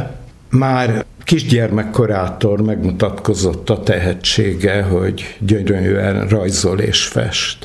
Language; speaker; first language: Hungarian; native; Hungarian